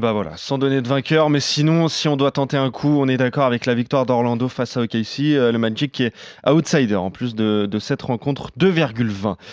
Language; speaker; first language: French; native; French